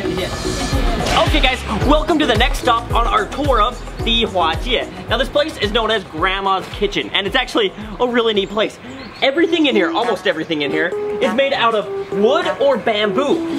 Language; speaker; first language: English; native; English